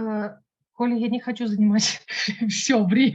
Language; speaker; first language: Russian; native; Russian